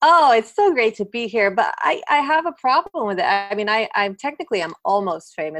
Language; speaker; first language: English; native; English